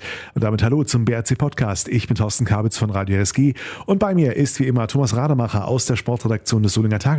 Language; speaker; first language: German; native; German